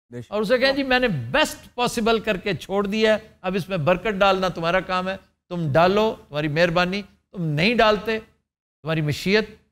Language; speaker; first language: Urdu; native; Urdu